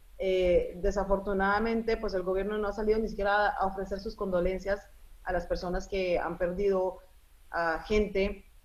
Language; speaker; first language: Spanish; early bilingual, other home language; Arabic